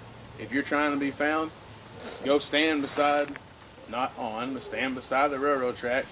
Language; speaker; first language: English; native; English